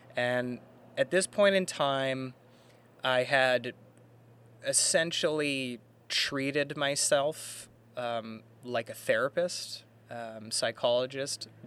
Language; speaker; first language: English; native; English